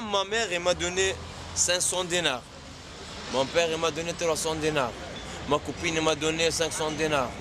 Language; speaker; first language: French; non-native, learner; Arabic